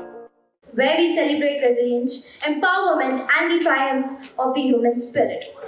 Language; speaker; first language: English; non-native, local second language; Hindi